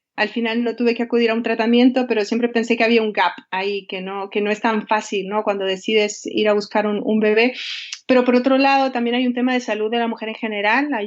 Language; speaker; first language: Spanish; native; Spanish